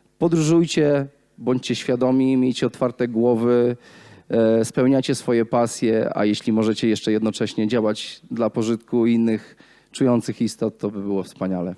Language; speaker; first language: Polish; native; Polish